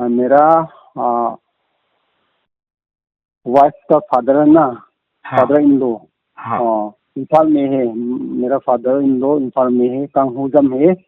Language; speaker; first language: Hindi; non-native, local second language; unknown